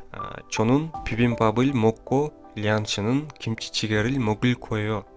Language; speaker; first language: Korean; non-native, fluent; Kyrgyz